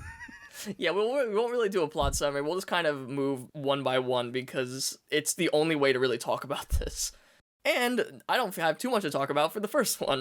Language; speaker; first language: English; native; English